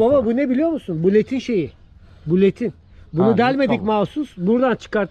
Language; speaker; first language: Turkish; native; Turkish